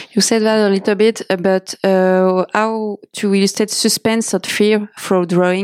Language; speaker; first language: English; non-native, learner; French